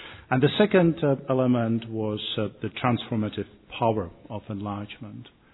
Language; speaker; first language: English; non-native, fluent; Czech